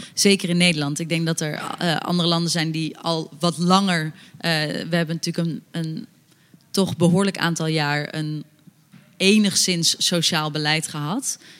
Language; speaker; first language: Dutch; native; Dutch